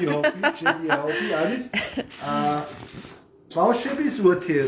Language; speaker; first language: Georgian; non-native, learner; German